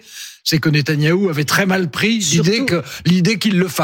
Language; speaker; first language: French; native; French